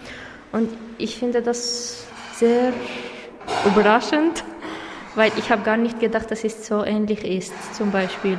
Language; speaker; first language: German; non-native, learner; Arabic